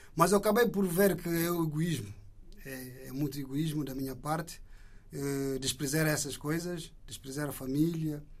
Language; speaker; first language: Portuguese; non-native, fluent; Indonesian